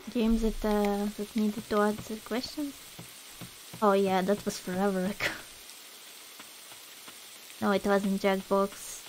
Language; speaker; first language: English; non-native, fluent; Russian